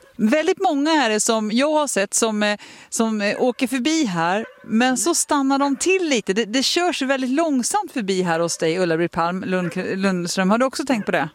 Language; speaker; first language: Swedish; native; Swedish